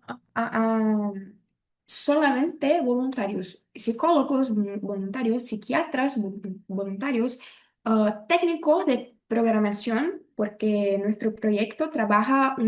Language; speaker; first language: Spanish; non-native, learner; Portuguese